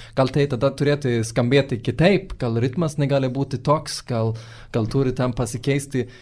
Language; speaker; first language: Lithuanian; non-native, fluent; Swedish